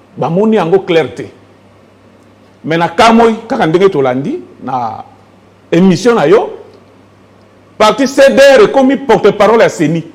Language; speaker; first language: Lingala; native; Lingala